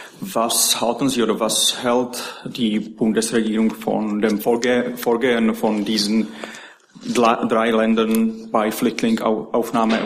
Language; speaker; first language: German; non-native, learner; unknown